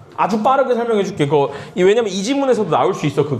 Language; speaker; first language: Korean; native; Korean